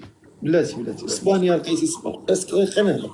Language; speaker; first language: Arabic; native; Arabic